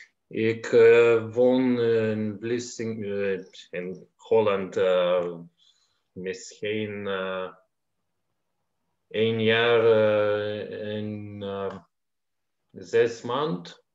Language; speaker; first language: Dutch; non-native, learner; Lithuanian